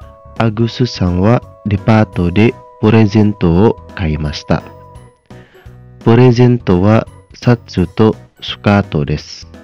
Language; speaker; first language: Japanese; non-native, fluent; Indonesian